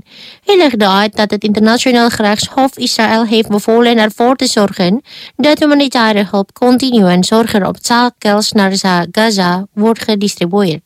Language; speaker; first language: Dutch; non-native, fluent; Indonesian